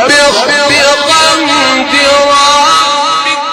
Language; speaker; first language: Arabic; native; Arabic